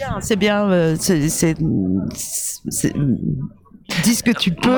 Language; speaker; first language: French; native; French